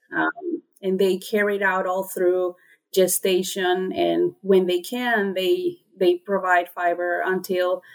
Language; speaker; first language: English; non-native, fluent; Spanish